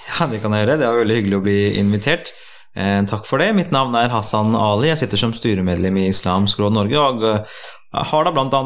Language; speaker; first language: Norwegian; early bilingual, other home language; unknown